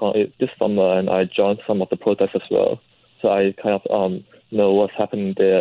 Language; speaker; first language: English; non-native, local second language; Cantonese